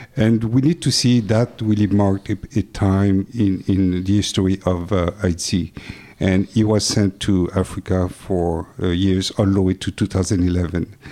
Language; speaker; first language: English; non-native, fluent; French